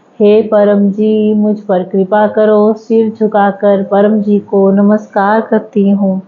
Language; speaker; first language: Hindi; native; Hindi